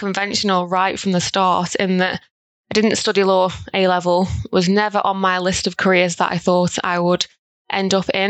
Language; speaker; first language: English; native; English